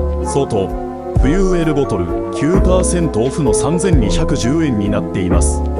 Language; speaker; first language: Japanese; native; Japanese